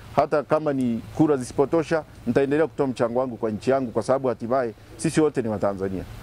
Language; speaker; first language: Swahili; native; Swahili